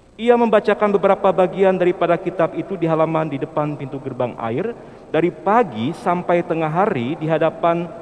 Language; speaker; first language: Indonesian; native; Indonesian